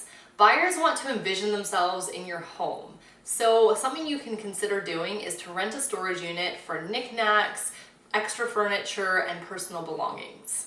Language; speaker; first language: English; native; English